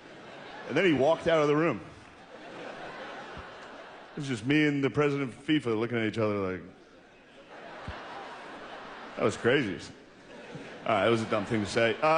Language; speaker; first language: English; native; English